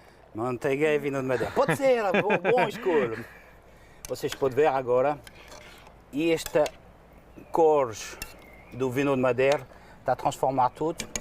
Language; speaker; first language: Portuguese; non-native, learner; French